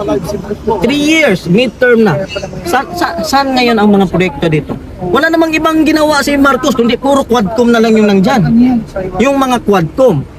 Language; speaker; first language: Filipino; non-native, local second language; Cebuano